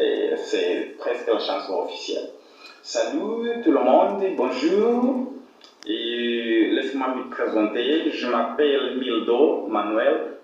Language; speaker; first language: French; non-native, fluent; Portuguese